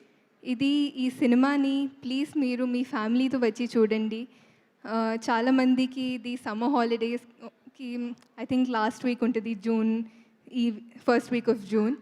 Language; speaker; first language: Telugu; non-native, fluent; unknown